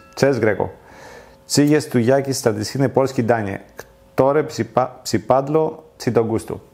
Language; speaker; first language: Polish; non-native, learner; Greek